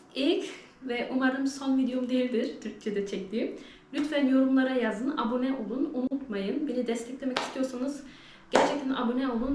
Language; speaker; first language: Turkish; early bilingual, heritage; Turkish